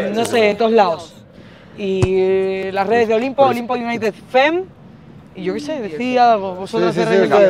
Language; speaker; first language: Spanish; native; Spanish